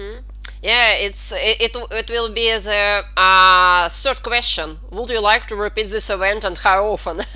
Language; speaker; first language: English; non-native, fluent; Russian